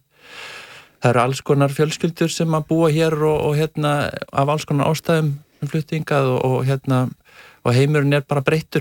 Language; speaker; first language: Icelandic; native; Icelandic